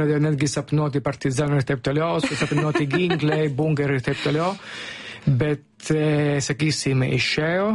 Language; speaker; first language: Lithuanian; non-native, fluent; Italian